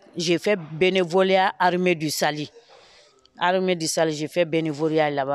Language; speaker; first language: French; non-native, learner; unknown